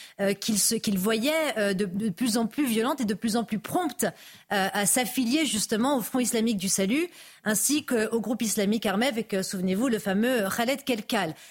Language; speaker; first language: French; native; French